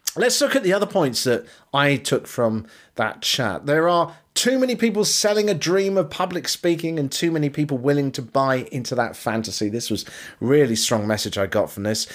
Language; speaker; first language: English; native; English